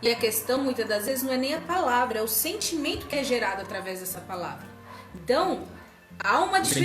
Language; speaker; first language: Portuguese; native; Portuguese